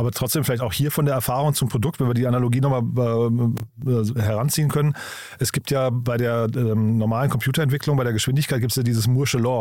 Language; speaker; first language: German; native; German